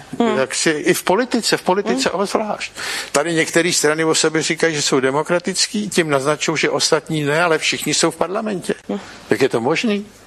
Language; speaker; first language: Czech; native; Czech